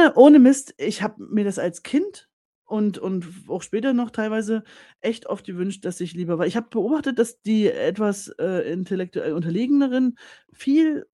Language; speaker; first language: German; native; German